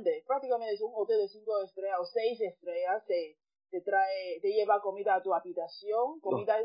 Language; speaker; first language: Spanish; non-native, fluent; Chinese